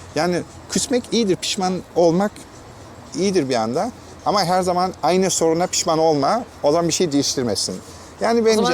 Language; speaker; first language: Turkish; non-native, fluent; German